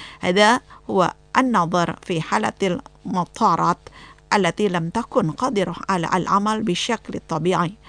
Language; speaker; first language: Arabic; non-native, fluent; Indonesian